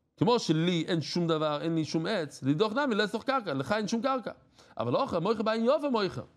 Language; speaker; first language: Hebrew; non-native, fluent; English